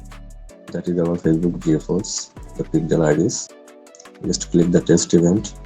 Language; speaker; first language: English; non-native, local second language; Bangla